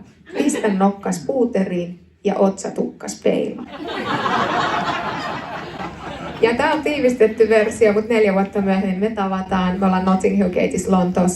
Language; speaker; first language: Finnish; native; Finnish